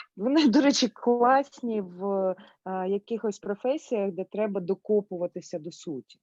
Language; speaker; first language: Ukrainian; native; Ukrainian